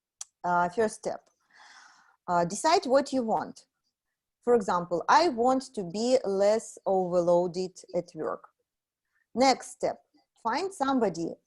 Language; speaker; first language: English; non-native, fluent; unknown